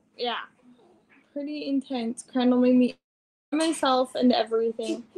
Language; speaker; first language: English; native; English